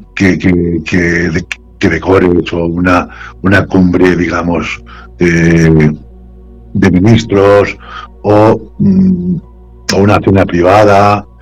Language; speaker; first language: Spanish; native; Spanish